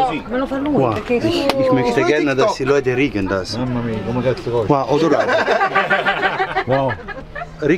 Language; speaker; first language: German; non-native, fluent; Italian